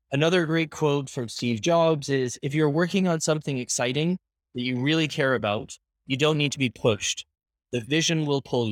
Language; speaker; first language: English; native; English